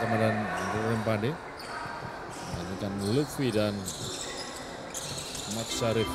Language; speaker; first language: Indonesian; native; Indonesian